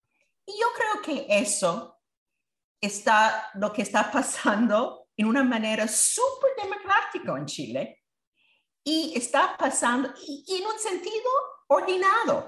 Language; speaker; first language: Spanish; non-native, fluent; English